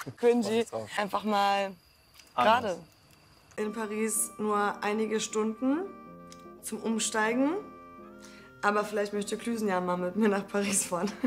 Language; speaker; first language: German; early bilingual, other home language; Polish